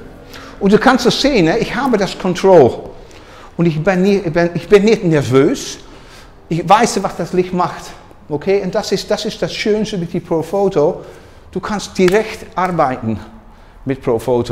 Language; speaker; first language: German; non-native, learner; Dutch